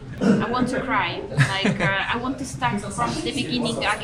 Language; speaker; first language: English; non-native, fluent; Italian